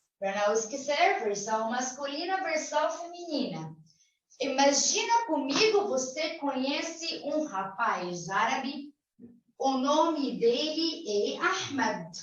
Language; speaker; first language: Portuguese; non-native, fluent; Arabic